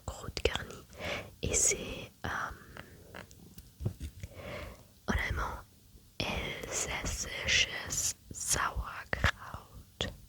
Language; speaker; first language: French; non-native, learner; German